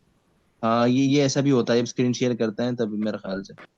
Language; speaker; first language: Hindi; native; Hindi